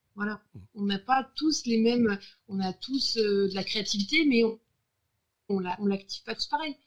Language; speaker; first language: French; native; French